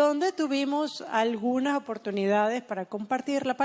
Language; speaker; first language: Spanish; native; Spanish